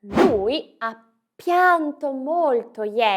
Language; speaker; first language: Italian; non-native, fluent; Portuguese